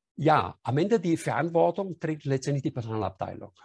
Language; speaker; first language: German; non-native, fluent; Spanish